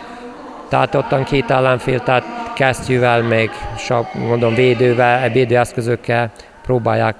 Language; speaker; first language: Hungarian; native; Hungarian